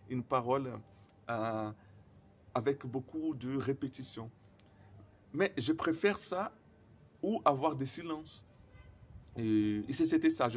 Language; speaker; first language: French; non-native, fluent; Portuguese